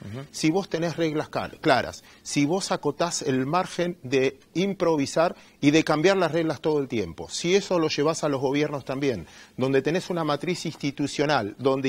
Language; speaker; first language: Spanish; native; Spanish